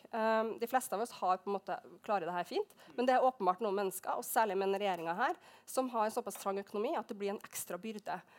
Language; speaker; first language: Norwegian; native; Norwegian